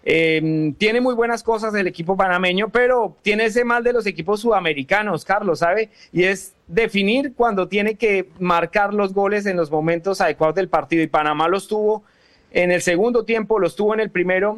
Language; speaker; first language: Spanish; native; Spanish